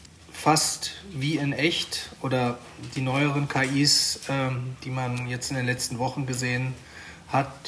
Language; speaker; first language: German; native; German